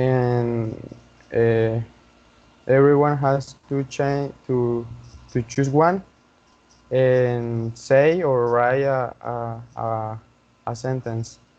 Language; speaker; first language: English; non-native, learner; Spanish